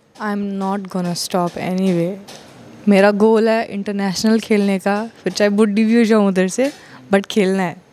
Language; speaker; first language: Hindi; non-native, local second language; Kashmiri